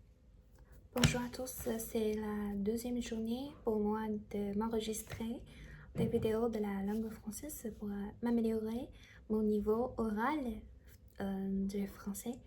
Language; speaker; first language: French; non-native, learner; Chinese